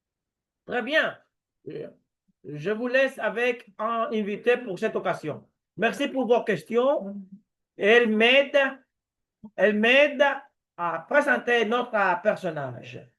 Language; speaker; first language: French; non-native, learner; Spanish